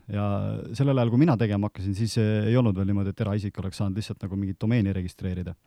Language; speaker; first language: Estonian; native; Estonian